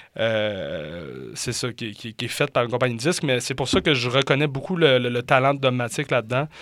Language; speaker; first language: French; native; French